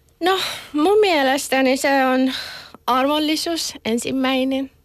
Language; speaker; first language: Finnish; non-native, learner; Persian